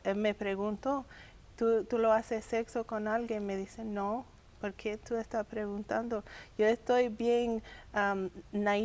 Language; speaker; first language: Spanish; early bilingual, heritage; English